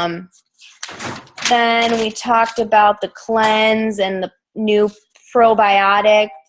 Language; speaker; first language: English; native; English